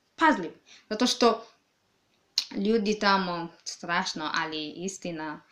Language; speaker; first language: Serbian; non-native, fluent; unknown